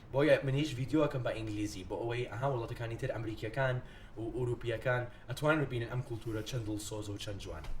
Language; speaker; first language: Central Kurdish; non-native, fluent; English